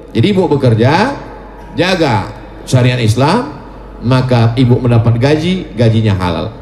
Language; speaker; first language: Indonesian; native; Indonesian